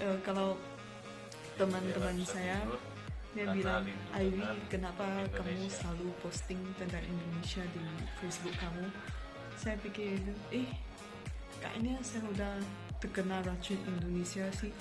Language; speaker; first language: Indonesian; non-native, fluent; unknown